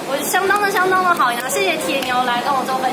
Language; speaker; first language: Chinese; native; Chinese